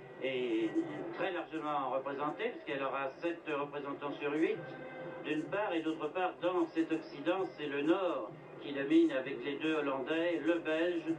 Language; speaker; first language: French; native; French